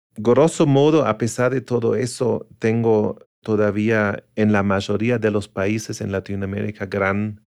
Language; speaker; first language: Spanish; non-native, fluent; German